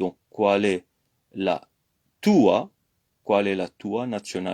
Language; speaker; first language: Italian; non-native, fluent; French